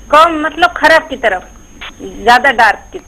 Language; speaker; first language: Hindi; non-native, local second language; Odia